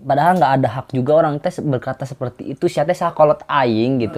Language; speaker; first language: Indonesian; non-native, local second language; Sundanese